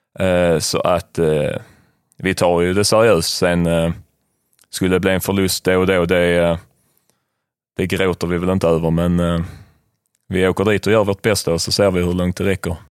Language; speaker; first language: Swedish; native; Swedish